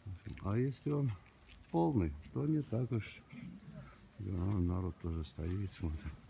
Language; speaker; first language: Russian; native; Russian